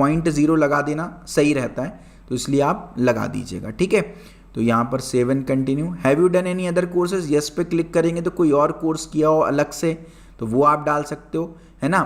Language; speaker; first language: Hindi; native; Hindi